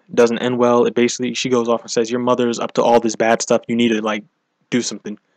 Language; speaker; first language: English; native; English